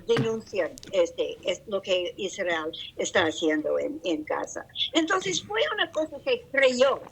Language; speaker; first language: Spanish; non-native, learner; English